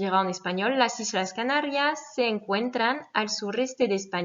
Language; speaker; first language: Spanish; non-native, fluent; French